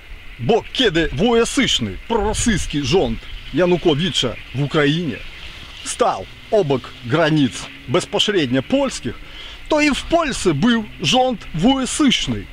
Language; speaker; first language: Polish; non-native, fluent; Ukrainian